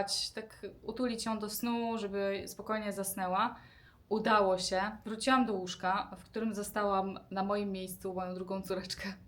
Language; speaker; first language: Polish; native; Polish